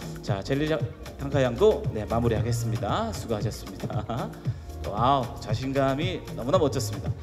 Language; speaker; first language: Korean; native; Korean